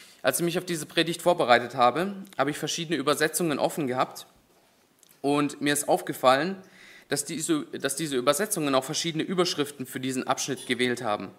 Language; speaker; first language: German; native; German